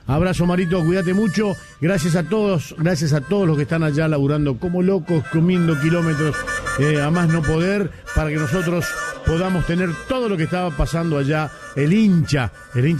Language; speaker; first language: Spanish; native; Spanish